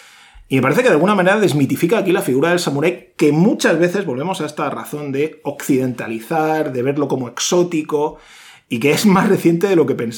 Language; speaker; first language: Spanish; native; Spanish